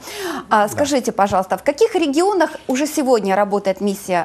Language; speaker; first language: Russian; native; Russian